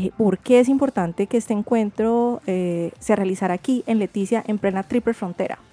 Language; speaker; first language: Spanish; native; Spanish